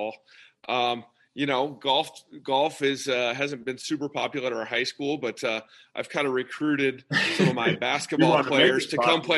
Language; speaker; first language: English; native; English